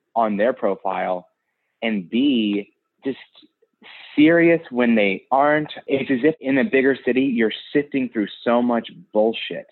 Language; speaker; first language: English; native; English